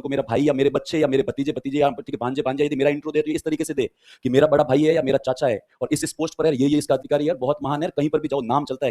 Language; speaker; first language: Hindi; native; Hindi